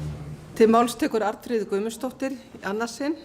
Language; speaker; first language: Icelandic; native; Icelandic